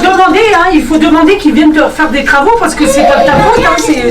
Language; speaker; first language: French; native; French